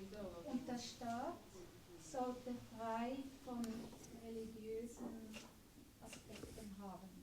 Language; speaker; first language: German; non-native, fluent; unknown